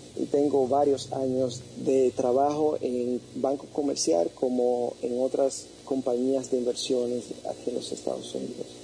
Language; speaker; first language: Spanish; early bilingual, heritage; Spanish